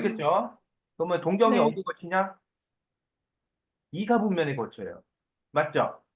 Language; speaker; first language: Korean; native; Korean